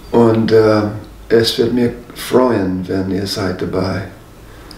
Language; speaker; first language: German; non-native, fluent; English